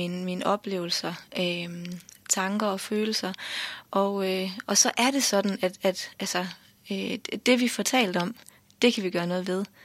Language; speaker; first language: Danish; native; Danish